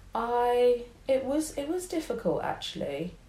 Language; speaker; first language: English; native; English